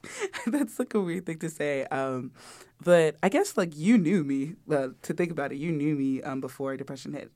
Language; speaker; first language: English; early bilingual, other home language; Yoruba